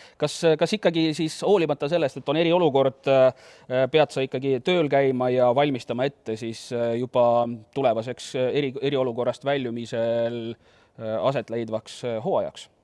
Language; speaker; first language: Estonian; native; Estonian